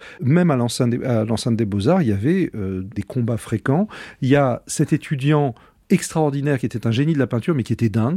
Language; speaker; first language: French; native; French